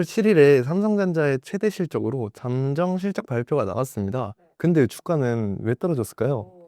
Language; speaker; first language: Korean; native; Korean